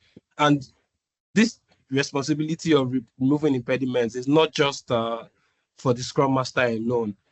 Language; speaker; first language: English; non-native, local second language; Yoruba